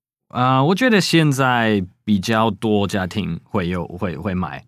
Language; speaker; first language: Chinese; non-native, fluent; English